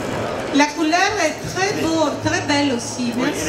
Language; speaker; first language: French; non-native, fluent; Italian